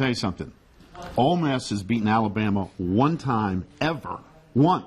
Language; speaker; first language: English; native; English